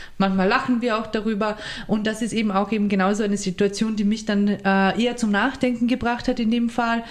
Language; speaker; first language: German; early bilingual, other home language; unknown